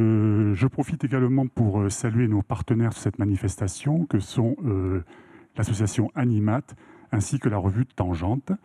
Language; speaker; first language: French; native; French